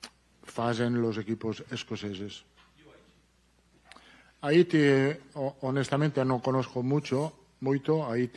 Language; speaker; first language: Portuguese; non-native, fluent; Italian